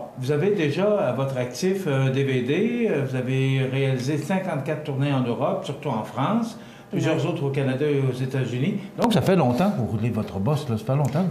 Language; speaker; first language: French; native; French